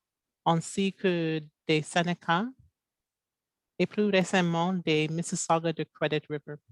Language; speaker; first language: French; non-native, local second language; English